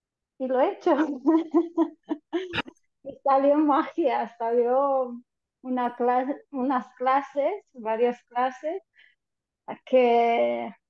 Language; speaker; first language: Spanish; non-native, fluent; Romanian